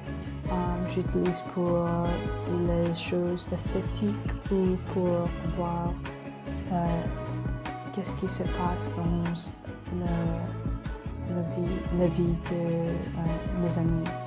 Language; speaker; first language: French; non-native, learner; English